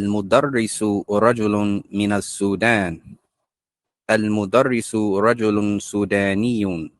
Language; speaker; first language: Arabic; non-native, learner; English